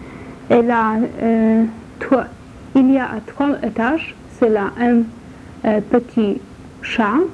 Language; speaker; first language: French; non-native, learner; Polish